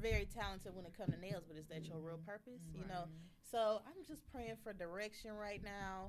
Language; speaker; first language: English; native; English